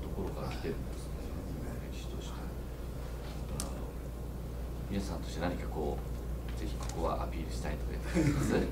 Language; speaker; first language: Japanese; native; Japanese